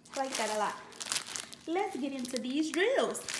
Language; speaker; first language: English; native; English